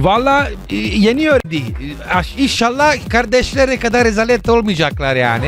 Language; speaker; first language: Turkish; non-native, learner; Italian